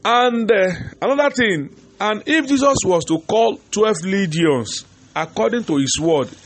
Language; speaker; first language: English; non-native, local second language; Yoruba